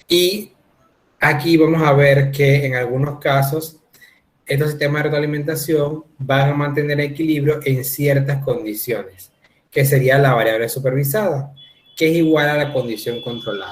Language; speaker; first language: Spanish; native; Spanish